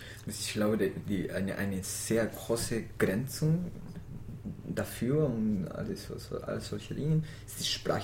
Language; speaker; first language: German; non-native, fluent; Spanish